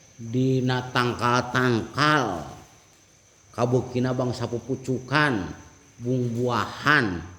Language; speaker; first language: Sundanese; native; Sundanese